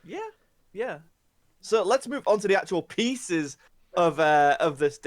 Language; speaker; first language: English; native; English